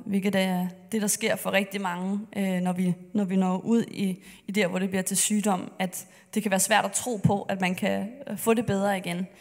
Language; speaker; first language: Danish; native; Danish